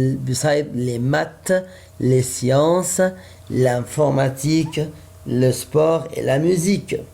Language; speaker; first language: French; non-native, fluent; Arabic